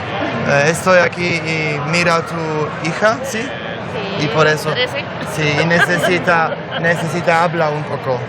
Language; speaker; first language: Spanish; non-native, learner; Polish